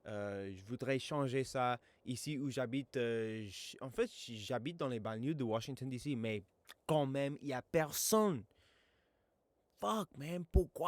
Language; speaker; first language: French; non-native, fluent; English